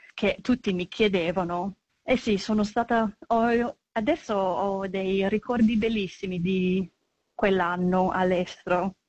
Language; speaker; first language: Italian; non-native, fluent; English